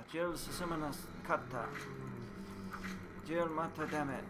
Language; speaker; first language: Japanese; non-native, learner; English